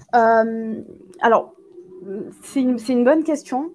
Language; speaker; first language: French; native; French